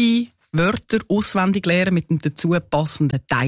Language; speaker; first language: German; native; German